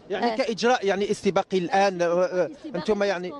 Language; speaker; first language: Arabic; native; Arabic